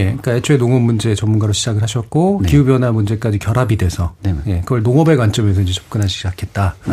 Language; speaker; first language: Korean; native; Korean